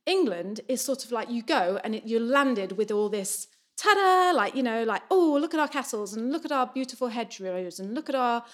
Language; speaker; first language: English; native; English